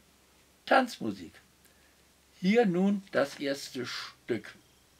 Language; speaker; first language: German; native; German